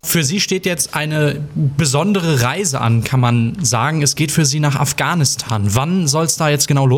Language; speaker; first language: German; native; German